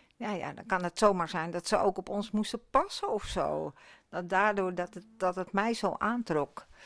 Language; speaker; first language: Dutch; early bilingual, other home language; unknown